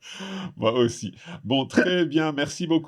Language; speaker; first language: French; non-native, fluent; English